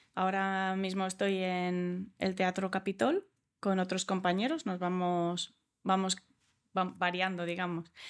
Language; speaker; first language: Spanish; early bilingual, other home language; English